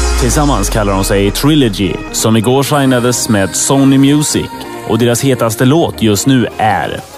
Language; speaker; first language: Swedish; native; Swedish